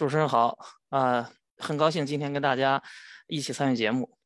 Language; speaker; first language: Chinese; native; Chinese